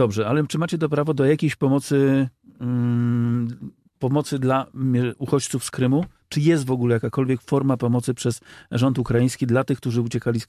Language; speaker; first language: Polish; native; Polish